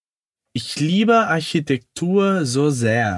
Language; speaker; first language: German; non-native, fluent; Portuguese